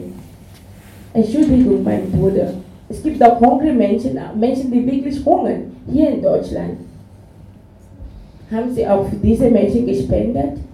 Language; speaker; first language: German; non-native, fluent; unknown